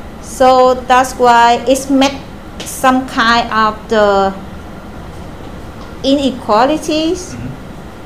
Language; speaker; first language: English; non-native, learner; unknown